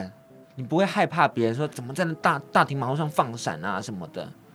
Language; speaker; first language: Chinese; native; Chinese